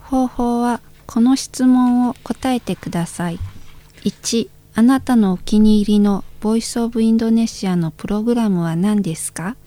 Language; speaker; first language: Japanese; non-native, fluent; Indonesian